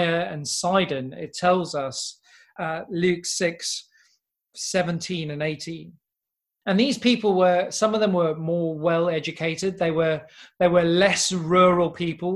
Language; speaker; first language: English; native; English